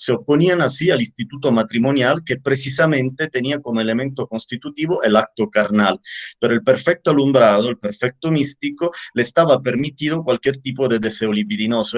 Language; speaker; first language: Spanish; native; Spanish